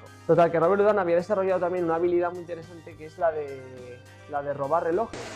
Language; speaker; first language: Spanish; native; Spanish